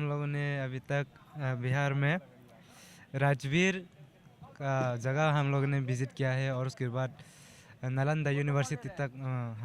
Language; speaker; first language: Hindi; non-native, local second language; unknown